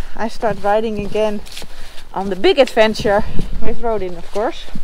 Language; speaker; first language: English; non-native, fluent; Dutch